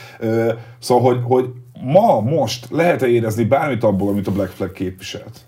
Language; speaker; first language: Hungarian; native; Hungarian